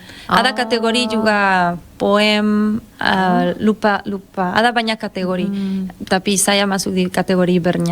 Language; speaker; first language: Indonesian; non-native, fluent; Spanish